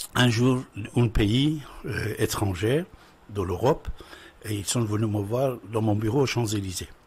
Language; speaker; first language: French; non-native, fluent; Persian